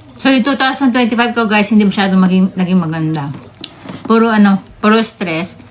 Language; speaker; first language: Filipino; native; Filipino